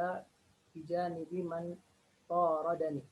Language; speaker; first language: Arabic; non-native, learner; Indonesian